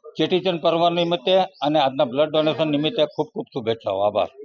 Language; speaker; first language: Gujarati; native; Gujarati